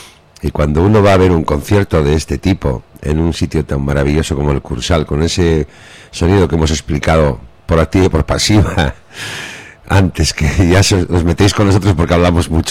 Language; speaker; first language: Spanish; native; Spanish